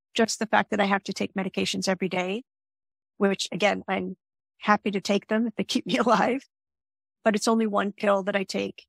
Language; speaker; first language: English; native; English